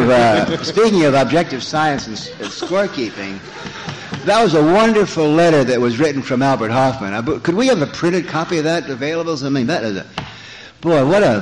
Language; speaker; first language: English; native; English